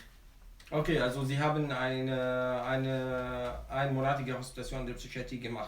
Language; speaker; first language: German; non-native, fluent; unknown